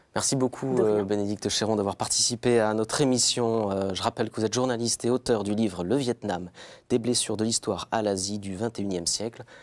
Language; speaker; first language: French; native; French